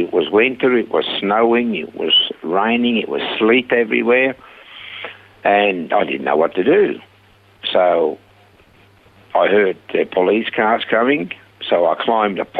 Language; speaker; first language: English; non-native, fluent; Swiss German